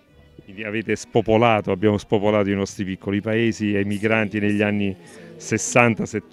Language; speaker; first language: Italian; native; Italian